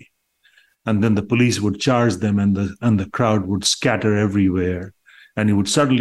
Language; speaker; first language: English; non-native, local second language; Bangla